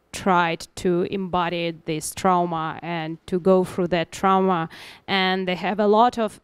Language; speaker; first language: English; non-native, learner; Russian